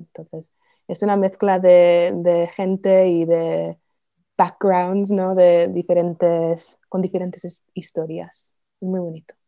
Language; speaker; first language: Spanish; non-native, fluent; English